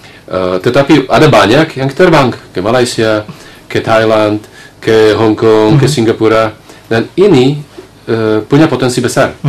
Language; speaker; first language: Indonesian; non-native, fluent; Slovak